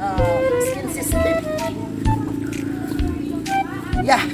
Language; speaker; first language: English; non-native, learner; Filipino